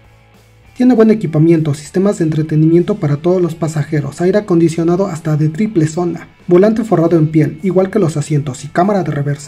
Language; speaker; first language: Spanish; native; Spanish